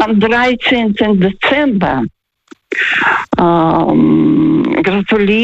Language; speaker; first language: German; non-native, fluent; Russian